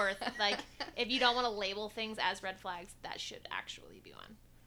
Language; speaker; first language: English; native; English